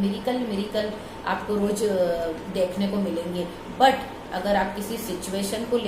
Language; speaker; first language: Hindi; native; Hindi